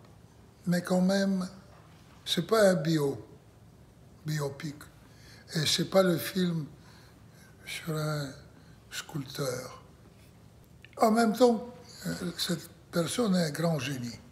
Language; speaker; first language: French; non-native, learner; Russian